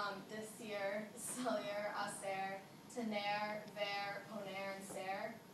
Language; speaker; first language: Spanish; non-native, learner; English